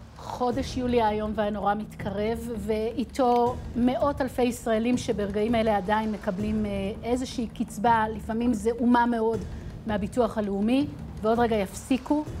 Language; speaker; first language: Hebrew; native; Hebrew